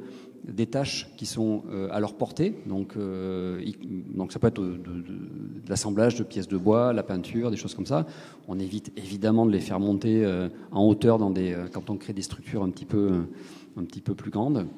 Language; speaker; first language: French; native; French